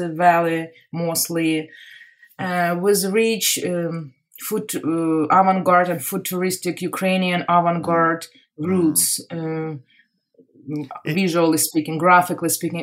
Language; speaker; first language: English; non-native, fluent; Ukrainian